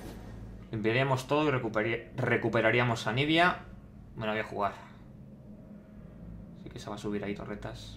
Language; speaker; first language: Spanish; native; Spanish